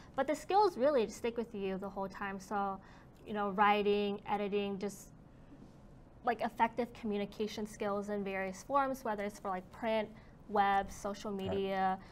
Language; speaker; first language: English; native; English